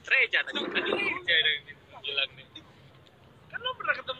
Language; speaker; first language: Indonesian; native; Indonesian